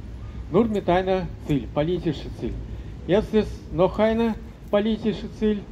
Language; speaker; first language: German; non-native, learner; Russian